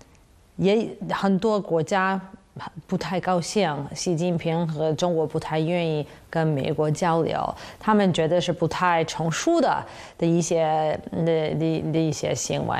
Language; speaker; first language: Chinese; non-native, fluent; English